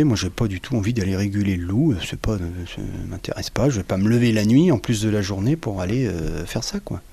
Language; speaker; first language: French; native; French